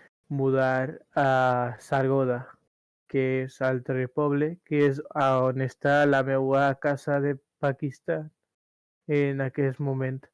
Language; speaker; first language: Catalan; early bilingual, other home language; Urdu